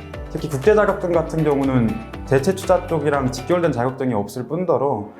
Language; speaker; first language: Korean; native; Korean